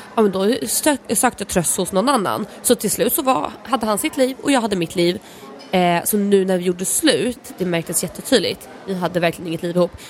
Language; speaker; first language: Swedish; early bilingual, other home language; Polish